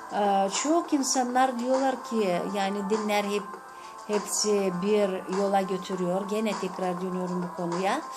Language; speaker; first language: Turkish; non-native, fluent; Gagauz